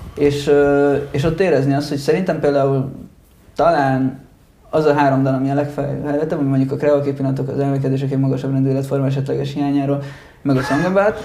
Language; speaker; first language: Hungarian; early bilingual, other home language; Italian